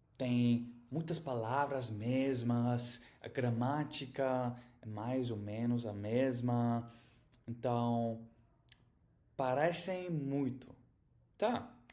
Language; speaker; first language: Portuguese; non-native, learner; German